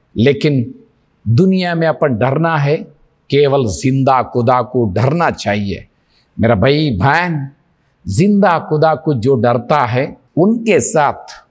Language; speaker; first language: Hindi; non-native, local second language; Telugu